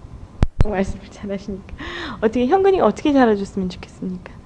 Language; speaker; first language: Korean; native; Korean